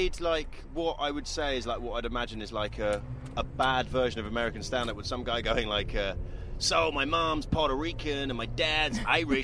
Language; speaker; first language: English; native; English